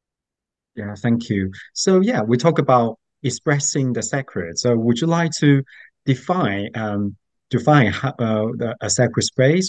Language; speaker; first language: English; non-native, fluent; Chinese